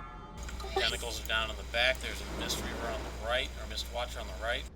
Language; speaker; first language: English; native; English